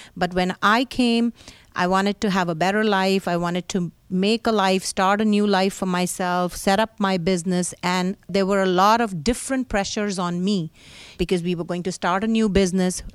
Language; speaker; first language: English; non-native, local second language; Hindi